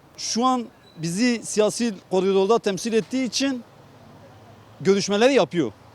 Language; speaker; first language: Turkish; non-native, local second language; Kurdish